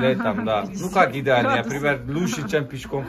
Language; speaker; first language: Russian; non-native, learner; Turkish